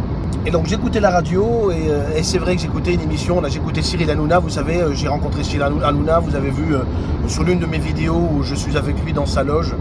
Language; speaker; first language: French; native; French